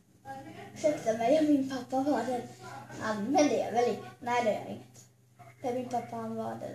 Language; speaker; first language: Swedish; early bilingual, other home language; Albanian